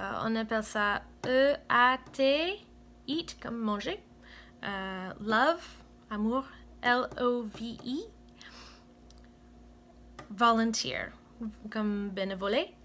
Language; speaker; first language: French; non-native, fluent; English